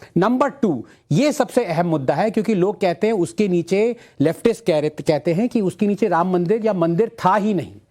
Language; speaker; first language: Hindi; non-native, local second language; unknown